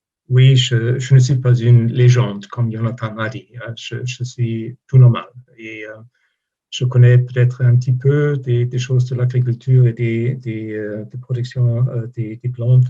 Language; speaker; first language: French; non-native, fluent; German